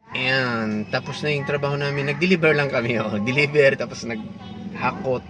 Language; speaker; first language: Filipino; native; Filipino